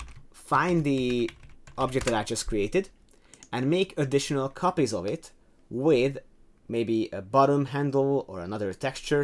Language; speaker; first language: English; non-native, fluent; Hungarian